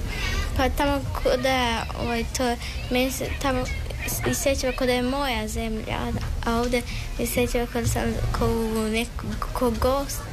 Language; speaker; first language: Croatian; early bilingual, heritage; Bosnian